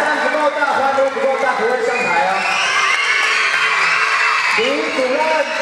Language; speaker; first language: Chinese; native; Chinese